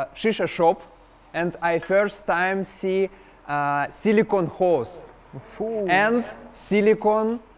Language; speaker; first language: English; non-native, learner; Russian